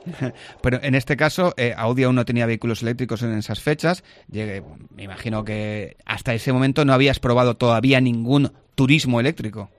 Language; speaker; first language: Spanish; native; Spanish